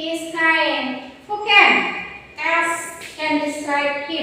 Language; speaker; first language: English; non-native, learner; Indonesian